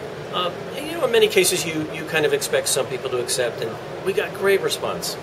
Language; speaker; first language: English; native; English